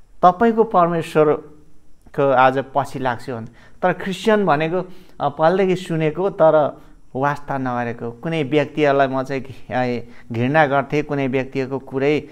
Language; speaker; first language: Nepali; non-native, local second language; Limbu